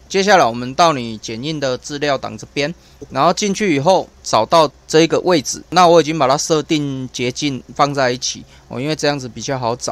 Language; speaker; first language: Chinese; native; Chinese